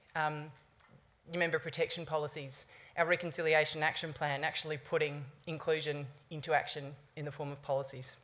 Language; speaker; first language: English; native; English